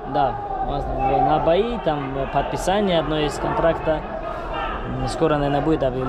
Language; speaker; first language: Russian; non-native, local second language; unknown